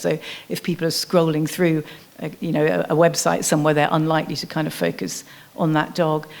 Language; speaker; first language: English; native; English